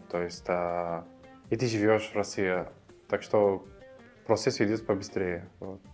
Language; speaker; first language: Russian; non-native, fluent; Arabic